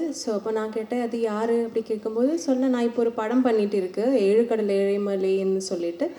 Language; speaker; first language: Tamil; non-native, learner; Malayalam